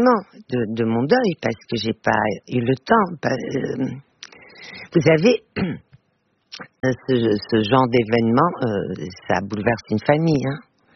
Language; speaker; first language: French; non-native, fluent; Portuguese